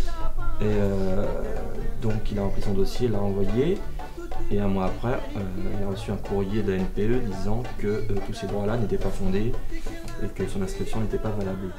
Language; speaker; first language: French; native; French